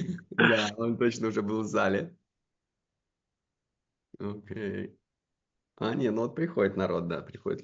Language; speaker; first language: Russian; native; Russian